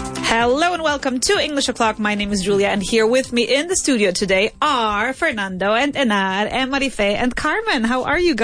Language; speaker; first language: English; non-native, fluent; Spanish